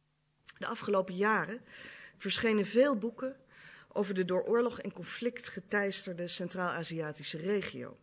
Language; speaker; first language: Dutch; native; Dutch